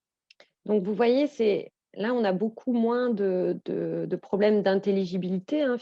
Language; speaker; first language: French; native; French